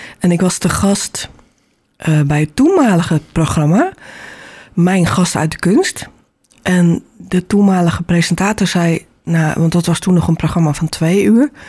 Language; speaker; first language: Dutch; native; Dutch